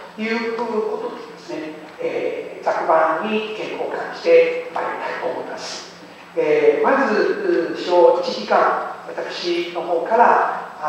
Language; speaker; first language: Japanese; non-native, fluent; Chinese